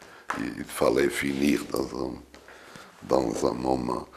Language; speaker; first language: French; non-native, fluent; Portuguese